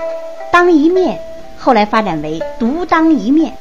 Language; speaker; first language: Chinese; native; Chinese